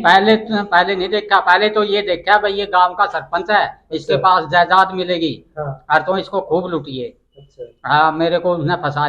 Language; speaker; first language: Hindi; non-native, local second language; Haryanvi